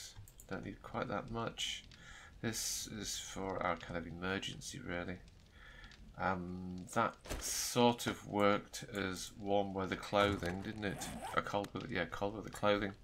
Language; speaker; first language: English; native; English